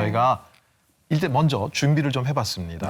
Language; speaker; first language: Korean; native; Korean